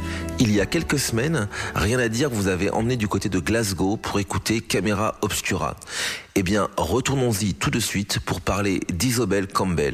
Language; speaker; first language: French; native; French